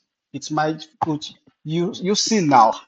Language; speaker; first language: English; non-native, learner; Portuguese